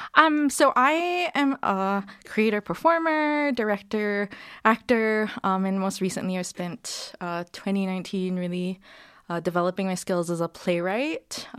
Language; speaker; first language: English; native; English